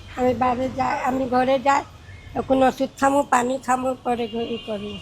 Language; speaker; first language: Bangla; non-native, local second language; Urdu